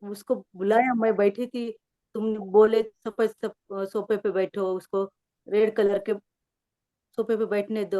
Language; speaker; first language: Hindi; non-native, local second language; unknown